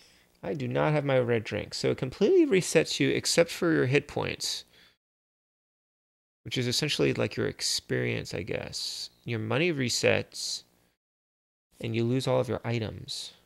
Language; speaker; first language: English; native; English